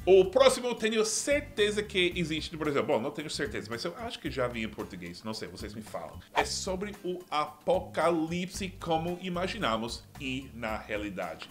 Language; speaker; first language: Portuguese; non-native, fluent; English